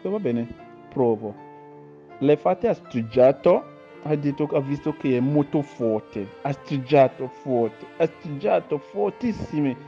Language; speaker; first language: Italian; non-native, learner; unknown